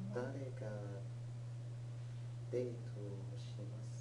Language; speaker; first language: Japanese; non-native, learner; English